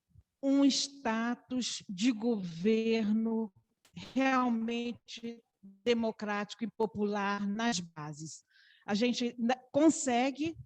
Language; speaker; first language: Portuguese; native; Portuguese